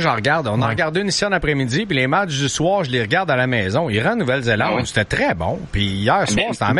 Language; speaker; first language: French; native; French